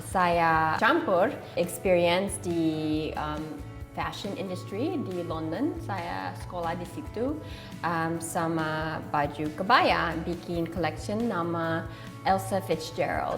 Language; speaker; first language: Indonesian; non-native, learner; English